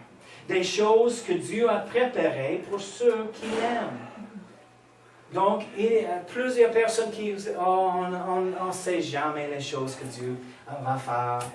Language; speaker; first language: French; non-native, fluent; English